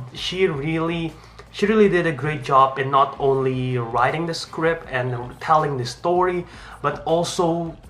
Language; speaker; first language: English; non-native, fluent; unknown